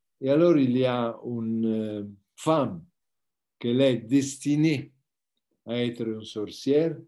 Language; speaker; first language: French; non-native, learner; Italian